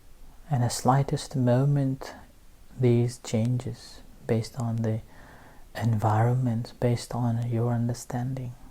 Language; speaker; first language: English; non-native, fluent; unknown